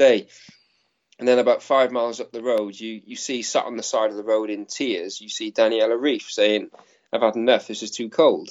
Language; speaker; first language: English; native; English